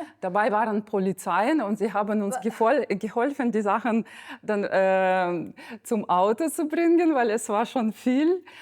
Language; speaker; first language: German; non-native, fluent; Ukrainian